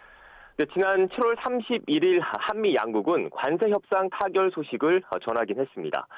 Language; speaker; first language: Korean; native; Korean